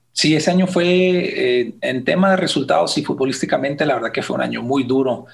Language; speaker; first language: Spanish; early bilingual, heritage; Spanish